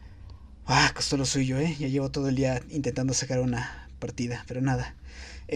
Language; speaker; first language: Spanish; native; Spanish